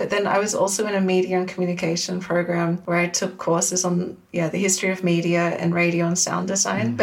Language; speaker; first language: English; native; English